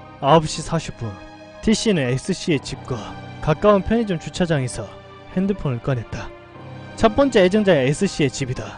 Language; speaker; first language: Korean; native; Korean